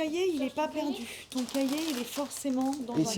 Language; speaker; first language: French; native; French